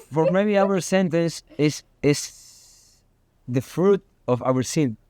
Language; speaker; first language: English; non-native, learner; Spanish